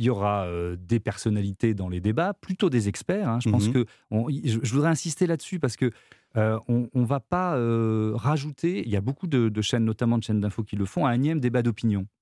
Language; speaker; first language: French; native; French